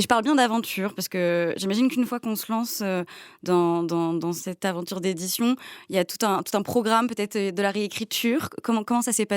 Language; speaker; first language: French; native; French